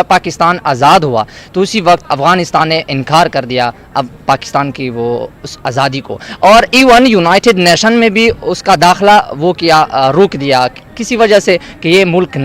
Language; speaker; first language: Hindi; non-native, local second language; Pashto